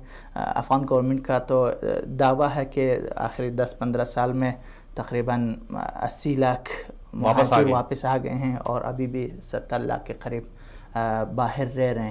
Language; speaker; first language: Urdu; non-native, fluent; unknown